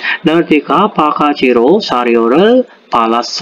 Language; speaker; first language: Korean; non-native, fluent; Indonesian